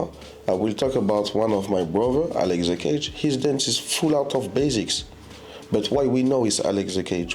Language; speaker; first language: English; non-native, fluent; French